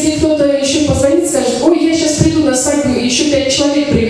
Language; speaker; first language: Russian; native; Russian